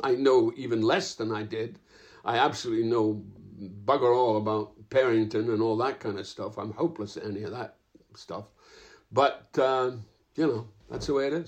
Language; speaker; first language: English; native; English